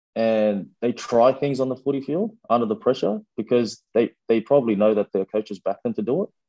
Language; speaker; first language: English; early bilingual, other home language; Fijian